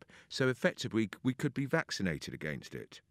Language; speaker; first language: English; native; English